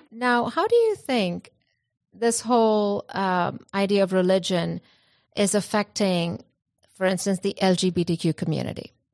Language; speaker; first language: English; non-native, local second language; Punjabi